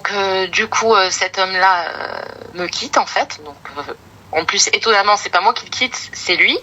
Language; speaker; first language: French; native; French